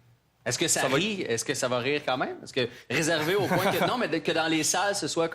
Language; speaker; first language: French; native; French